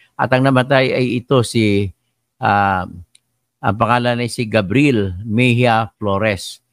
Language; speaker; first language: Filipino; non-native, local second language; Cebuano